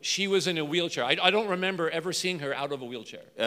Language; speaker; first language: English; native; English